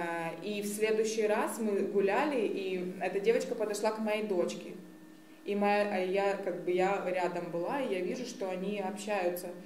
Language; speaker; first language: Russian; native; Russian